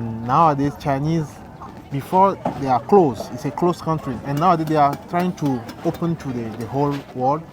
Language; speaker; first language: English; non-native, fluent; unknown